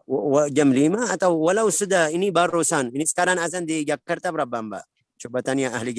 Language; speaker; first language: Indonesian; non-native, learner; Arabic